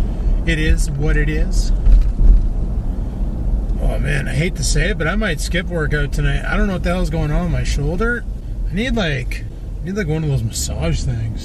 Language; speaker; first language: English; native; English